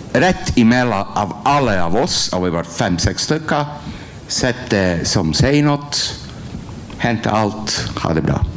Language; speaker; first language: Norwegian; non-native, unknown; Croatian